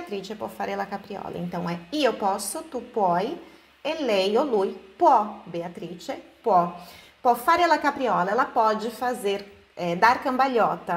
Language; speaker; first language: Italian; non-native, fluent; Portuguese